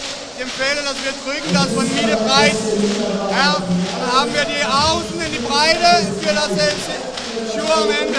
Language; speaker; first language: German; non-native, fluent; Danish